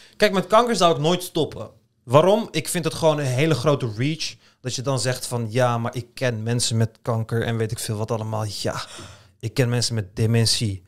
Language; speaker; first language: Dutch; early bilingual, other home language; Turkish